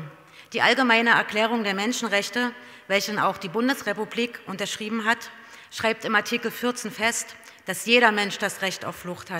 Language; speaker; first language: German; native; German